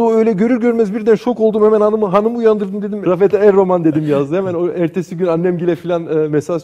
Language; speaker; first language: Turkish; early bilingual, other home language; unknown